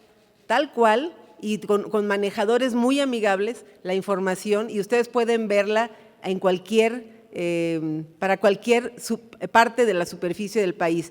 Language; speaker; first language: Spanish; native; Spanish